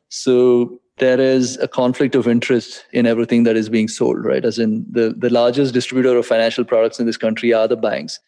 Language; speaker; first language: English; non-native, local second language; Hindi